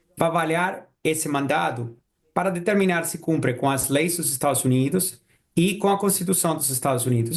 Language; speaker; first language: Portuguese; non-native, fluent; Spanish